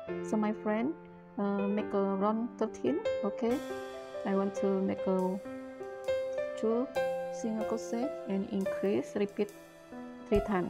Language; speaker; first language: English; non-native, learner; Indonesian